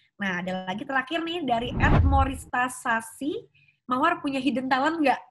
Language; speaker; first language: Indonesian; native; Indonesian